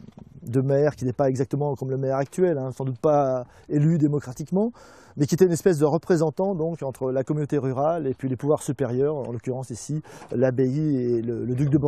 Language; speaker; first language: French; native; French